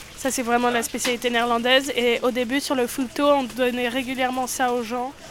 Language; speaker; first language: French; native; French